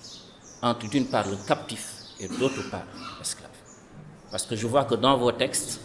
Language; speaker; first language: French; non-native, local second language; Fula